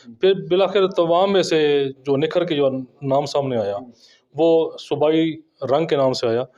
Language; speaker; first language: Urdu; non-native, local second language; Punjabi